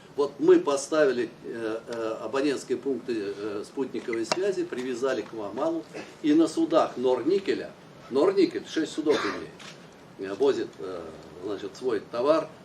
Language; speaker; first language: Russian; native; Russian